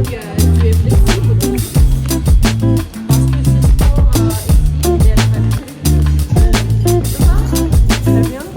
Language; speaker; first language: French; non-native, learner; Russian